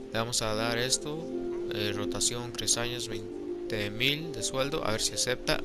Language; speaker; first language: Spanish; early bilingual, heritage; Spanish